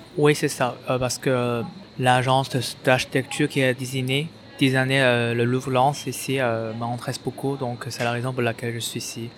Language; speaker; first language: French; non-native, fluent; Chinese